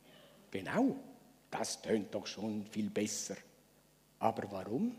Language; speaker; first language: German; native; German